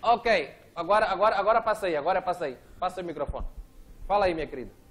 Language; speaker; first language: Portuguese; native; Portuguese